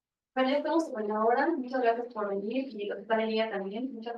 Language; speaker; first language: Spanish; native; Spanish